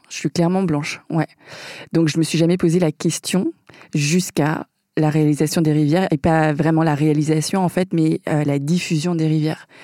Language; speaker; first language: French; early bilingual, other home language; Vietnamese